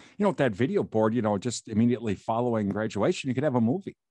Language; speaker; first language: English; native; English